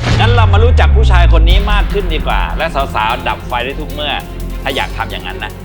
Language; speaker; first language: Thai; native; Thai